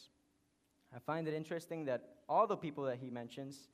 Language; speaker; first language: English; non-native, fluent; Spanish